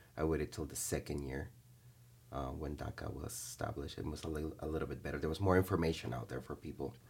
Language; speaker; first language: English; early bilingual, other home language; Spanish